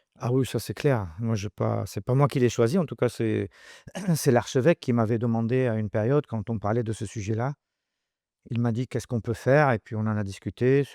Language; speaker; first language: French; non-native, local second language; Arabic